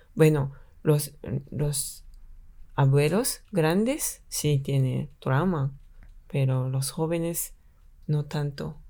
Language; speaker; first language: Spanish; non-native, fluent; Japanese